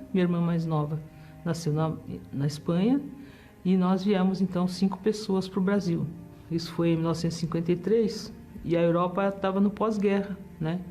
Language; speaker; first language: Portuguese; early bilingual, other home language; German